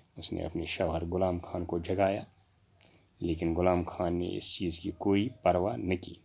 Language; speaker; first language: Urdu; non-native, local second language; Kashmiri